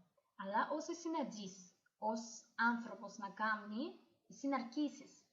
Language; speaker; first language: Greek; non-native, fluent; Ukrainian